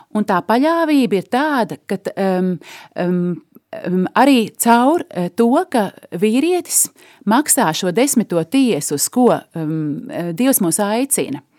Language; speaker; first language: Latvian; native; Latvian